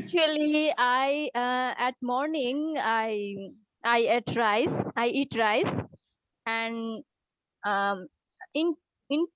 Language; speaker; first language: English; non-native, learner; Bangla